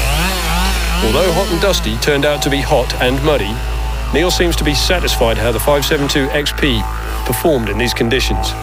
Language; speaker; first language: English; native; English